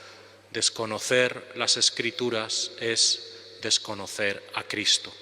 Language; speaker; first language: Spanish; native; Spanish